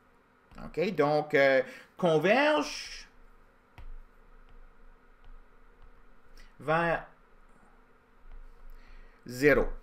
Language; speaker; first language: French; native; French